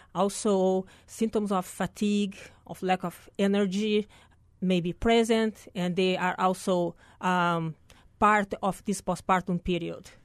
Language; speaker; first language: English; non-native, fluent; Portuguese